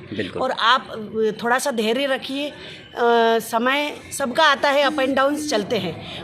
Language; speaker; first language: Hindi; native; Hindi